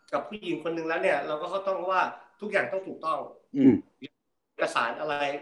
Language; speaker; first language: Thai; early bilingual, heritage; Thai